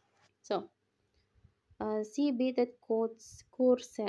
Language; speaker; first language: German; non-native, fluent; Filipino